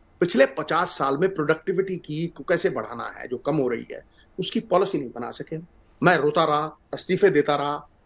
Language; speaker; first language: Hindi; non-native, local second language; Punjabi